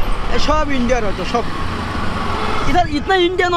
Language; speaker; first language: Hindi; non-native, learner; Bangla